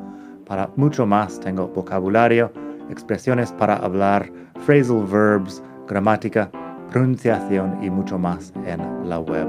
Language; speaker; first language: Spanish; non-native, fluent; English